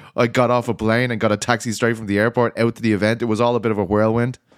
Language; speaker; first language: English; native; English